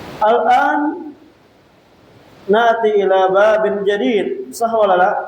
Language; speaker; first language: Arabic; non-native, fluent; Indonesian